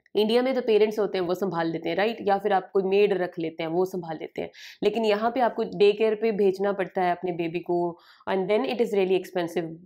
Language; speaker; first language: Hindi; native; Hindi